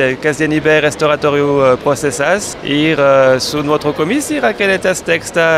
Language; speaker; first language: Lithuanian; non-native, learner; French